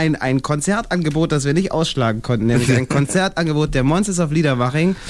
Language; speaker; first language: German; native; German